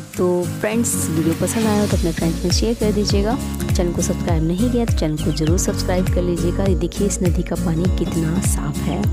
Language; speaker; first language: Hindi; native; Hindi